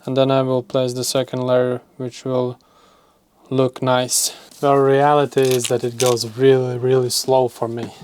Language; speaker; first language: English; non-native, fluent; Latvian